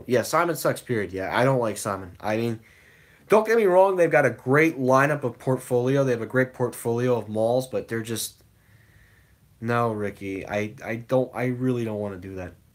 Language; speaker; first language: English; native; English